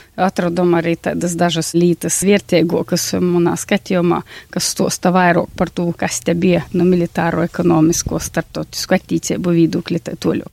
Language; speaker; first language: Latvian; native; Latvian